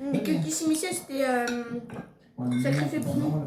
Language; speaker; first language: French; native; French